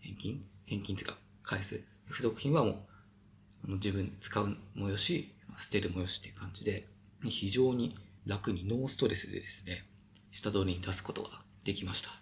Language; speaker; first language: Japanese; native; Japanese